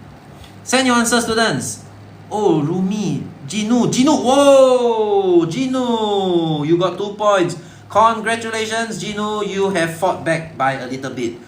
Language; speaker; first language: English; non-native, local second language; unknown